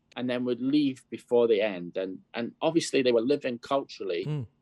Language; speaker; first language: English; native; English